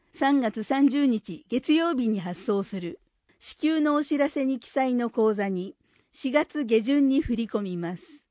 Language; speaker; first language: Japanese; native; Japanese